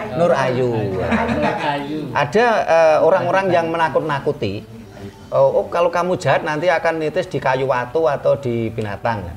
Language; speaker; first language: Indonesian; non-native, local second language; Javanese